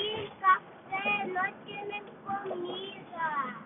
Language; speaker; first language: Spanish; early bilingual, heritage; Spanish